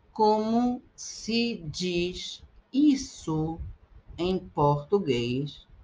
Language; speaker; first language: Portuguese; non-native, fluent; Spanish